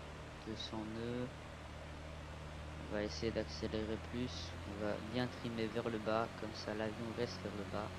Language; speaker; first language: French; native; French